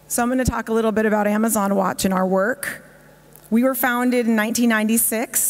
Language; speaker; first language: English; native; English